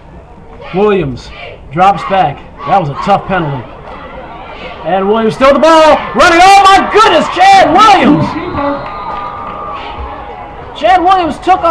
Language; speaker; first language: English; native; English